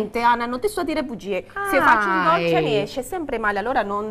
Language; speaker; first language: Italian; non-native, fluent; Spanish